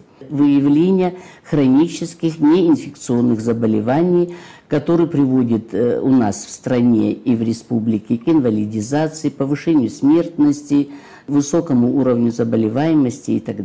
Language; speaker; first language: Russian; native; Russian